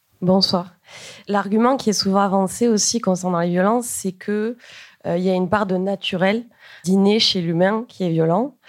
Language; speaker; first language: French; native; French